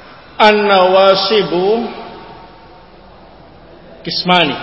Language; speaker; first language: Arabic; non-native, learner; Indonesian